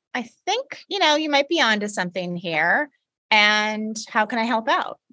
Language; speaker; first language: English; native; English